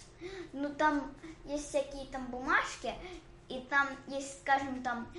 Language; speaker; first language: Russian; early bilingual, heritage; Russian